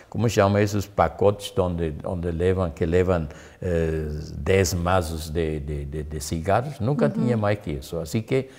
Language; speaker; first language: Portuguese; non-native, learner; German